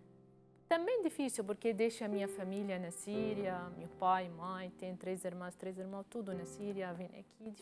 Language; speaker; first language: Portuguese; non-native, learner; Arabic